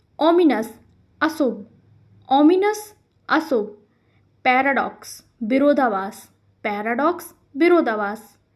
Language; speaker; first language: Hindi; native; Hindi